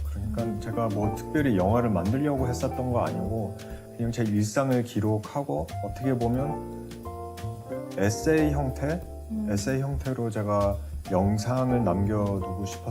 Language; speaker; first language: Korean; early bilingual, heritage; Korean